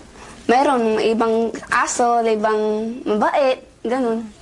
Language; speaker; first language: Filipino; non-native, local second language; Pangasinan